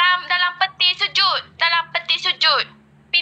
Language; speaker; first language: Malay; non-native, learner; Vietnamese